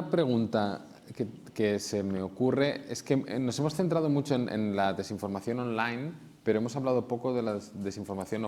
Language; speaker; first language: Spanish; non-native, local second language; Catalan